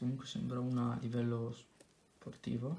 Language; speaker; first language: Italian; native; Italian